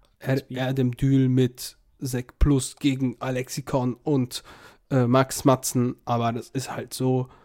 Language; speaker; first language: German; early bilingual, other home language; Russian